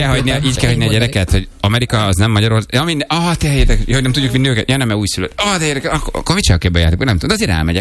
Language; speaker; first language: Hungarian; native; Hungarian